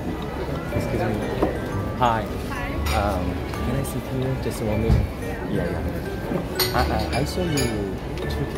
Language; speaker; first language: English; non-native, learner; Korean